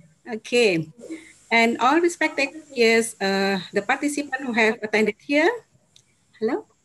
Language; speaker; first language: English; non-native, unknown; Indonesian